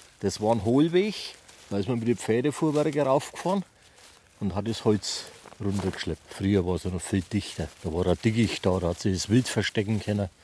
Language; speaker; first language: German; native; German